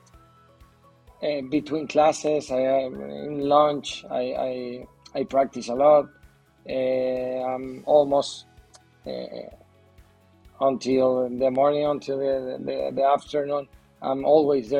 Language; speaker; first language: English; non-native, learner; Spanish